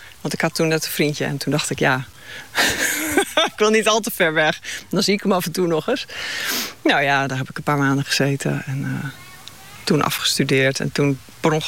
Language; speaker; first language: Dutch; native; Dutch